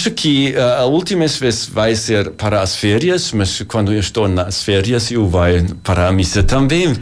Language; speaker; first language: Portuguese; non-native, learner; German